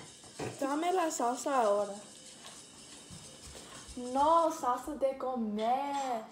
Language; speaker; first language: Spanish; non-native, learner; English